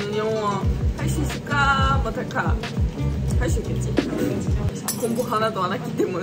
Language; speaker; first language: Korean; non-native, fluent; Estonian